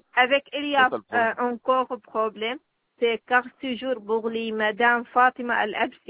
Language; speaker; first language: French; non-native, learner; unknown